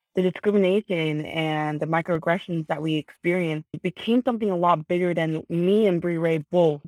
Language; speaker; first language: English; early bilingual, other home language; Vietnamese